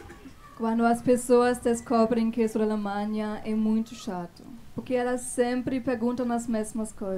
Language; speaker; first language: Portuguese; non-native, fluent; German